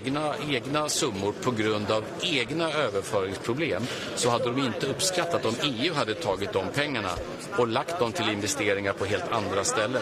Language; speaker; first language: Swedish; native; Swedish